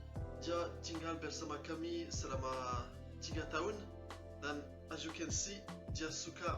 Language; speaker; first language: Indonesian; non-native, learner; French